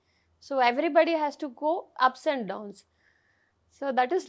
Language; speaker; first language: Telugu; non-native, learner; Tamil